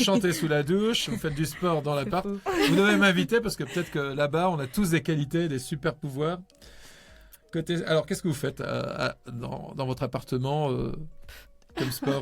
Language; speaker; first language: French; native; French